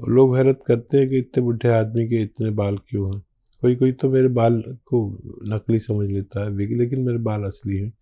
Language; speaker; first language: Hindi; native; Hindi